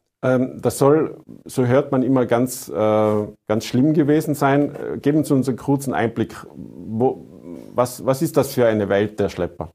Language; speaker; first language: German; native; German